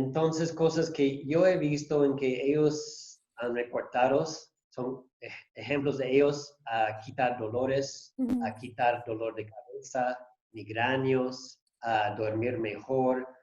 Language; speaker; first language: Spanish; non-native, fluent; English